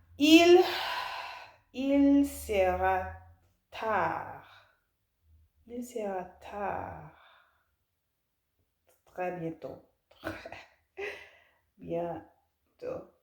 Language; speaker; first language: French; non-native, learner; English